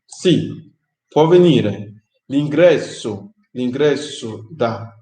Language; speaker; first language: Italian; non-native, fluent; English